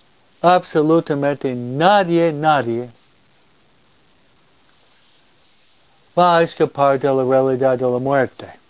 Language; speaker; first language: Spanish; non-native, fluent; English